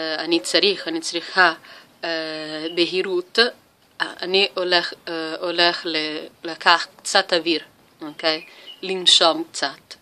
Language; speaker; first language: Hebrew; non-native, learner; Italian